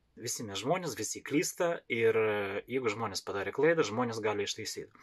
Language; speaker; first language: Lithuanian; non-native, local second language; Russian